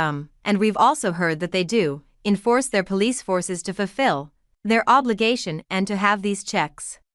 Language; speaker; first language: English; non-native, fluent; German